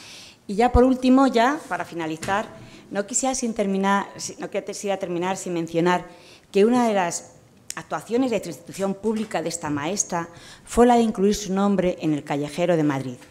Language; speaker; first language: Spanish; native; Spanish